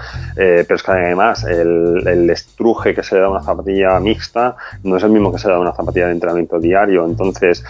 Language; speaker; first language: Spanish; native; Spanish